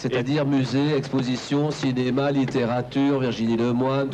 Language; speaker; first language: French; native; French